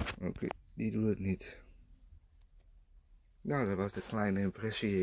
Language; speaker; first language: Dutch; native; Dutch